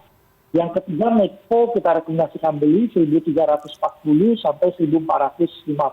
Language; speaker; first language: Indonesian; native; Indonesian